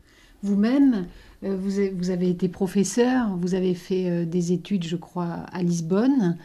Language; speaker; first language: French; native; French